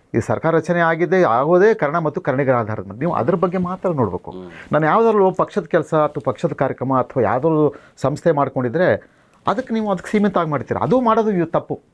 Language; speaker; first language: Kannada; non-native, local second language; Marathi